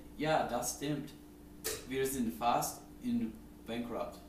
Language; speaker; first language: German; non-native, learner; English